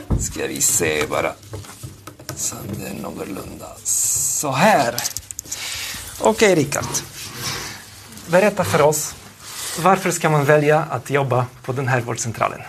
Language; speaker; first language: Swedish; non-native, fluent; Polish